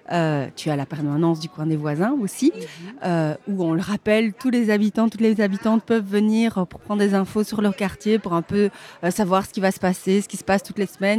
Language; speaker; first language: French; native; French